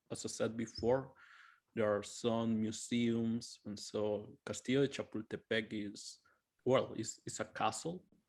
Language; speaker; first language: English; non-native, fluent; Spanish